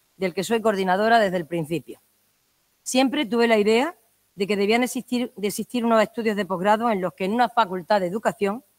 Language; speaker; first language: Spanish; native; Spanish